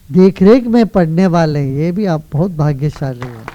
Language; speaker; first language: Hindi; non-native, local second language; Kannada